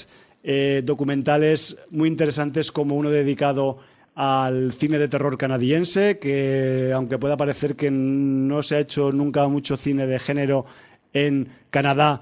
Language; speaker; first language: Spanish; native; Spanish